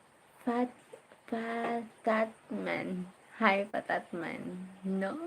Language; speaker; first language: English; non-native, learner; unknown